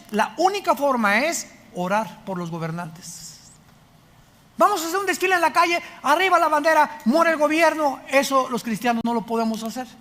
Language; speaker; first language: Spanish; native; Spanish